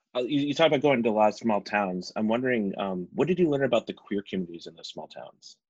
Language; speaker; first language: English; native; English